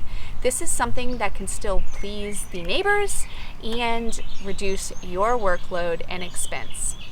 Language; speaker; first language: English; native; English